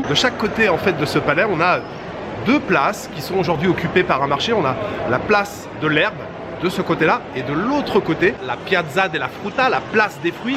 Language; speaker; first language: French; native; French